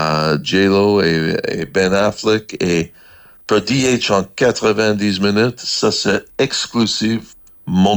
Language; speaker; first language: French; non-native, learner; English